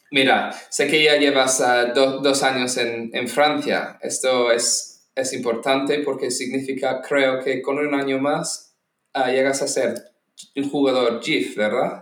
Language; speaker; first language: Spanish; non-native, fluent; English